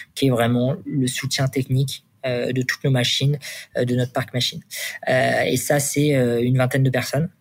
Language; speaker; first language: French; native; French